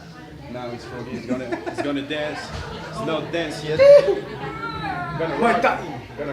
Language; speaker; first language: English; non-native, learner; French